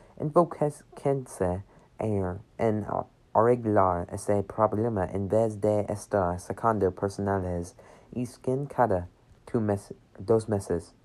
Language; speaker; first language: Spanish; non-native, learner; English